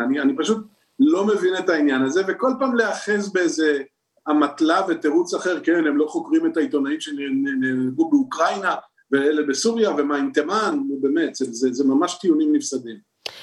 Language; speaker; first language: Hebrew; native; Hebrew